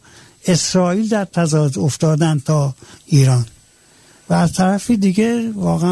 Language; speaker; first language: Persian; native; Persian